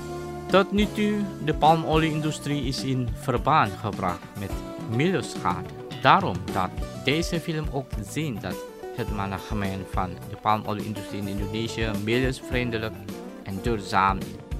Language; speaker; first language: Dutch; non-native, fluent; Indonesian